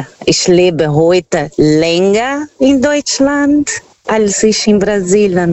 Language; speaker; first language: German; non-native, fluent; Portuguese